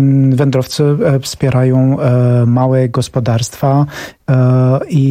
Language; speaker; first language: Polish; non-native, fluent; Romanian